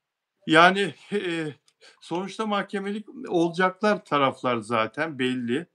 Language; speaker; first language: Turkish; native; Turkish